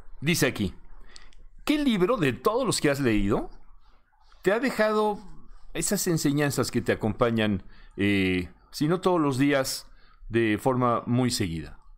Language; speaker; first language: Spanish; native; Spanish